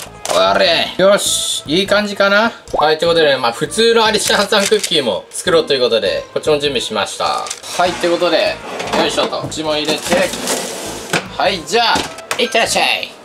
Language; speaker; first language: Japanese; native; Japanese